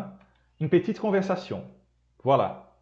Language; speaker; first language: French; non-native, fluent; Portuguese